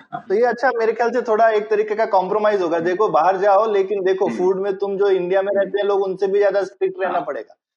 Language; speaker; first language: Hindi; native; Hindi